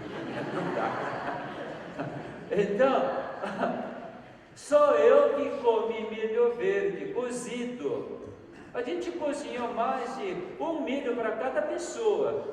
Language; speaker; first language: Portuguese; non-native, fluent; Korean